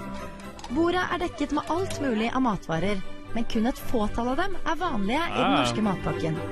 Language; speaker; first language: Norwegian; native; Norwegian